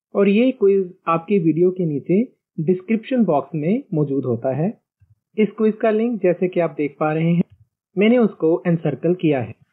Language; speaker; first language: Hindi; non-native, local second language; Punjabi